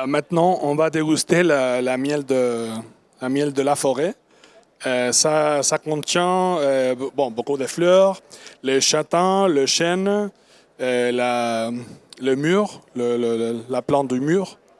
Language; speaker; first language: French; non-native, learner; Spanish